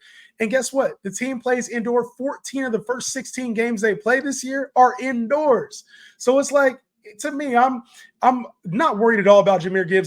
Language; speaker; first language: English; native; English